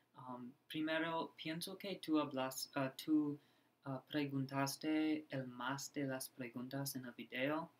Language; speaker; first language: Spanish; non-native, learner; English